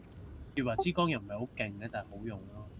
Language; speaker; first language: Chinese; native; Chinese